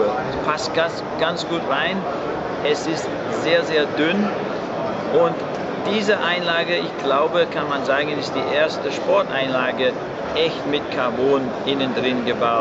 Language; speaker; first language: German; non-native, fluent; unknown